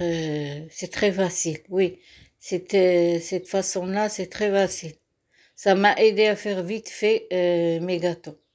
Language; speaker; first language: French; non-native, local second language; Arabic